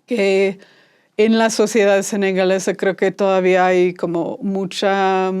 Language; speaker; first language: Spanish; non-native, fluent; English